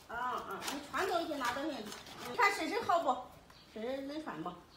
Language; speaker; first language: Chinese; native; Chinese